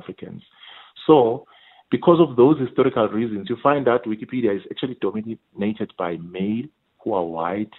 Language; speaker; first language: English; non-native, local second language; Swati